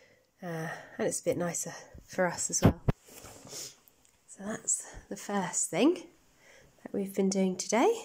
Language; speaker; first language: English; native; English